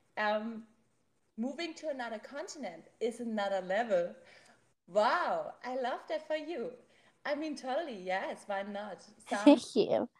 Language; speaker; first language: English; non-native, fluent; German